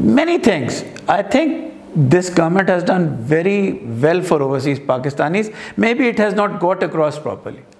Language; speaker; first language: English; non-native, local second language; Urdu